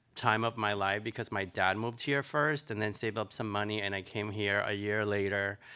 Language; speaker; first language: English; early bilingual, other home language; Spanish